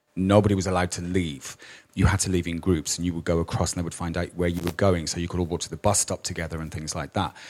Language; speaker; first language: English; native; English